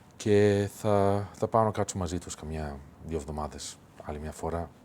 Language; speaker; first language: Greek; early bilingual, heritage; Greek